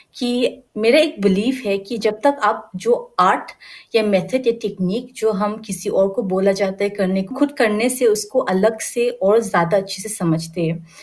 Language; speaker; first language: Hindi; non-native, local second language; Garo